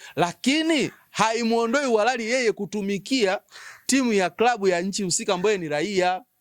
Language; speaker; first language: Swahili; native; Swahili